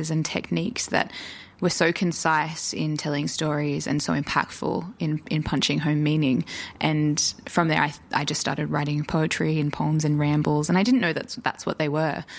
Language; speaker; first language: English; native; English